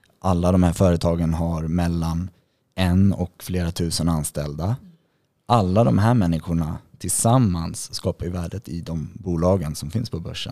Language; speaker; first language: Swedish; native; Swedish